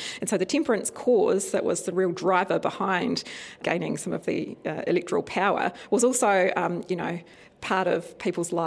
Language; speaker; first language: English; native; English